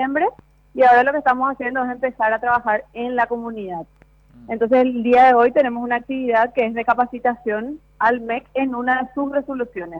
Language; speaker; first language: Spanish; native; Spanish